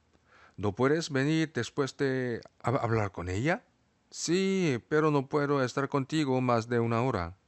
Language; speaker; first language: Spanish; non-native, fluent; Korean